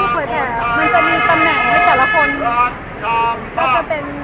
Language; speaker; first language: Thai; native; Thai